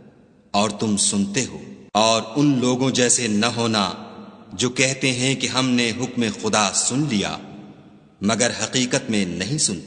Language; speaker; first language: Urdu; native; Urdu